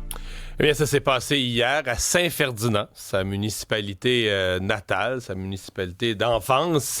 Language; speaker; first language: French; native; French